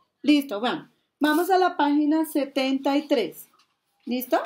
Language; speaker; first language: Spanish; native; Spanish